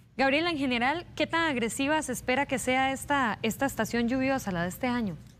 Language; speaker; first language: Spanish; native; Spanish